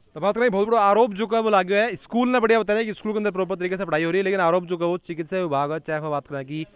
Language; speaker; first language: Hindi; native; Hindi